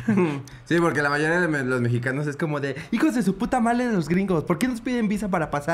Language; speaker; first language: Spanish; native; Spanish